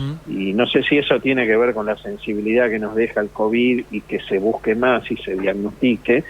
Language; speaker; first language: Spanish; native; Spanish